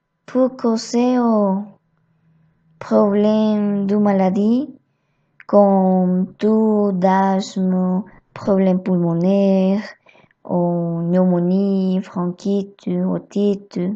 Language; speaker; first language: French; non-native, learner; Spanish